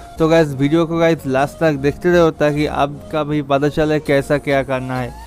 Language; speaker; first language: Hindi; non-native, local second language; Bangla